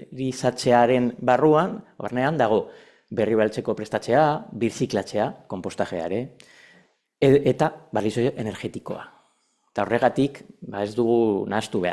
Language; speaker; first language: Basque; non-native, local second language; Spanish